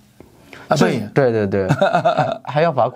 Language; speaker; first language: Chinese; native; Chinese